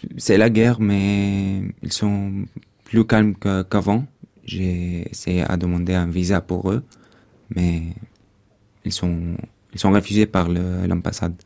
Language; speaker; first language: French; non-native, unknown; Arabic